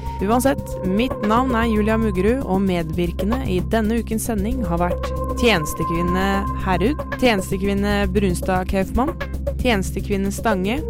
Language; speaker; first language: Norwegian; native; Norwegian